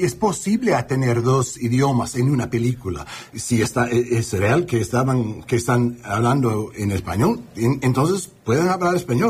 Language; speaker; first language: Spanish; non-native, learner; English